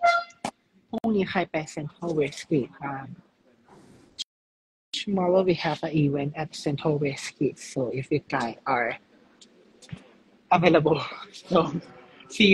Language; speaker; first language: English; non-native, learner; Thai